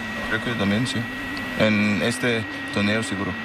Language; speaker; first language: Spanish; non-native, learner; German